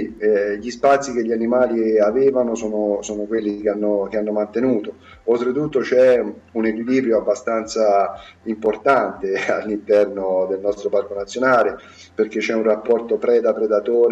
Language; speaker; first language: Italian; native; Italian